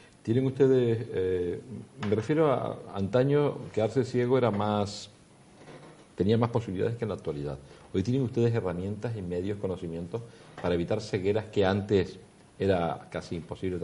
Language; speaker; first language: Spanish; native; Spanish